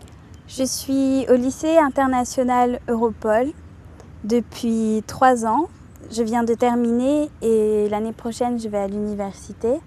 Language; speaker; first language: French; early bilingual, other home language; English